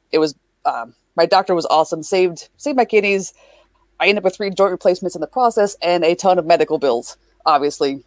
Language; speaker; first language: English; native; English